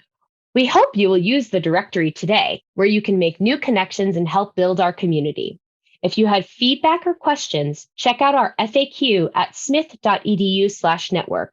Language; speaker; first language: English; native; English